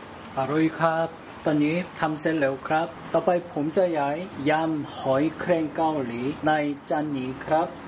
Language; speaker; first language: Thai; non-native, learner; Korean